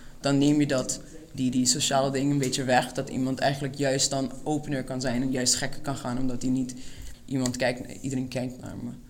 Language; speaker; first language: Dutch; non-native, local second language; Papiamento